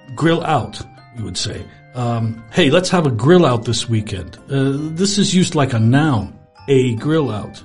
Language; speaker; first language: English; native; English